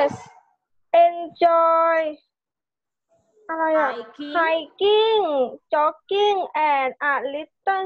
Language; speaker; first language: English; non-native, learner; Thai